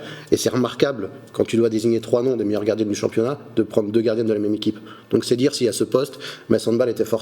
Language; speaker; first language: French; native; French